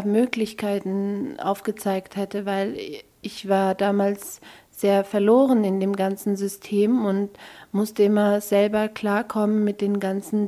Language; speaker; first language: German; early bilingual, other home language; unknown